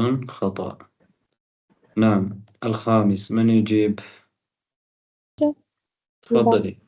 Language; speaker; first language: Arabic; non-native, fluent; Tamil